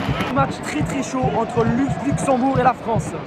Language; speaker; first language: French; native; French